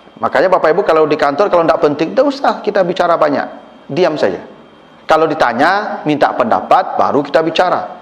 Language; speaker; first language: Malay; non-native, local second language; Minangkabau